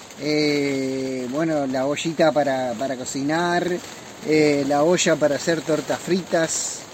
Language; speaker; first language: Spanish; native; Spanish